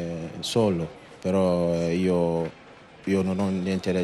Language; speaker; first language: Italian; non-native, fluent; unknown